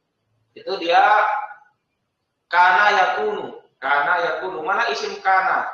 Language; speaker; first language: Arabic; non-native, fluent; Indonesian